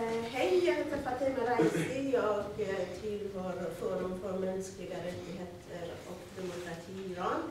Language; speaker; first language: Swedish; non-native, fluent; Persian